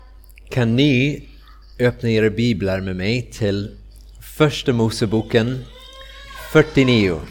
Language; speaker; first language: Swedish; non-native, fluent; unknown